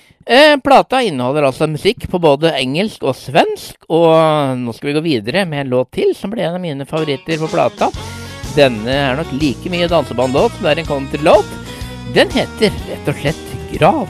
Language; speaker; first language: Norwegian; native; Norwegian